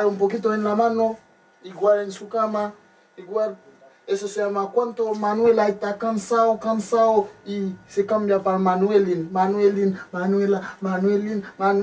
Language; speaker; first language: Spanish; non-native, learner; Haitian Creole